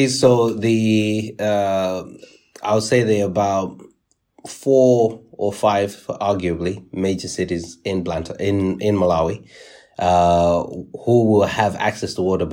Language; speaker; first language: English; native; English